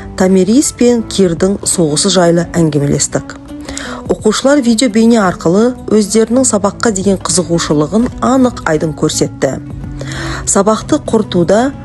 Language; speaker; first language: Kazakh; non-native, local second language; Uzbek